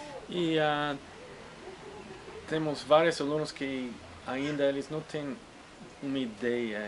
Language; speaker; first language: Portuguese; non-native, fluent; English